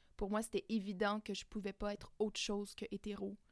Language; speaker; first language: French; native; French